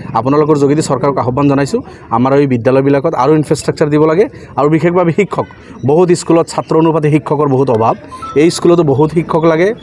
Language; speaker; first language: Assamese; non-native, local second language; Bangla